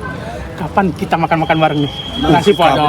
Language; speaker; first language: Indonesian; native; Indonesian